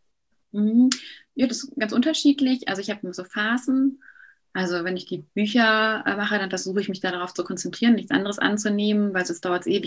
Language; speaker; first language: German; native; German